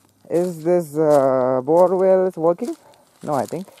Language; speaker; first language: English; non-native, learner; Indonesian